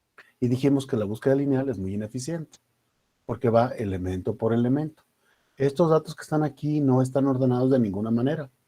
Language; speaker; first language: Spanish; native; Spanish